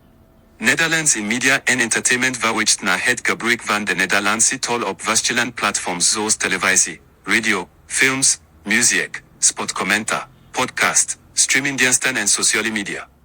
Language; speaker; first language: Dutch; non-native, learner; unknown